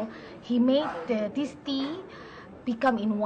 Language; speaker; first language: English; non-native, fluent; Indonesian